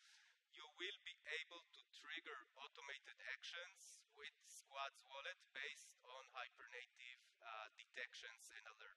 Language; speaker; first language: English; non-native, fluent; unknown